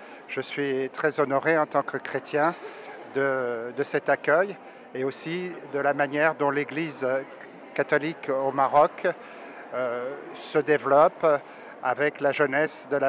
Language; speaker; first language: French; native; French